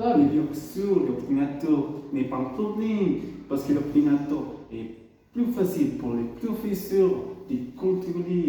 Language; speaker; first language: French; non-native, learner; Spanish